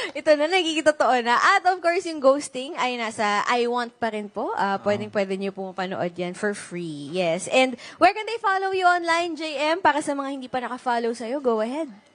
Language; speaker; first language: Filipino; native; Filipino